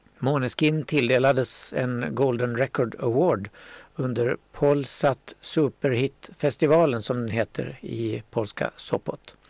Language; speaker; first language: Swedish; native; Swedish